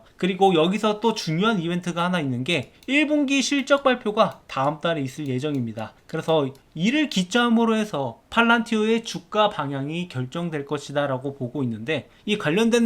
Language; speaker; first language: Korean; native; Korean